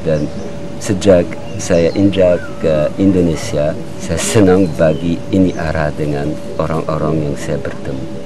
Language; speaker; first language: Indonesian; non-native, learner; French